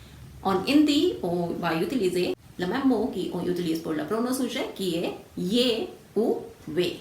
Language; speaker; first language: French; non-native, fluent; Hindi